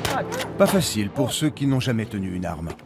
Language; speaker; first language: French; native; French